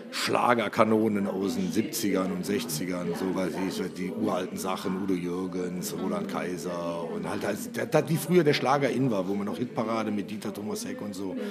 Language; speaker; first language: German; native; German